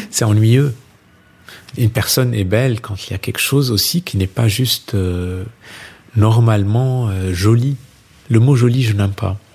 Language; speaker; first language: French; non-native, local second language; Arabic